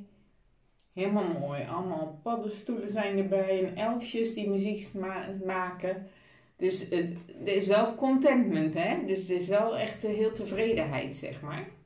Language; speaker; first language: Dutch; native; Dutch